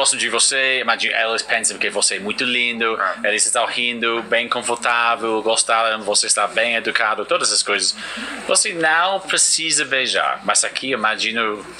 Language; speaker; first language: Portuguese; non-native, learner; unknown